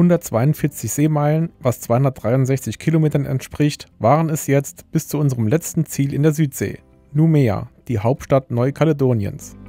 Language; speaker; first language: German; native; German